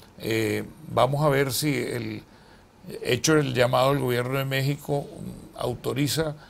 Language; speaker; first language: Spanish; native; Spanish